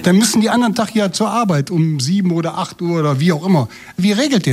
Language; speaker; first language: German; native; German